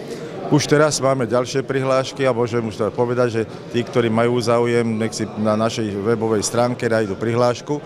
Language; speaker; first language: Slovak; native; Slovak